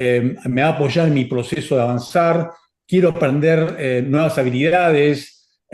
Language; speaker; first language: Spanish; native; Spanish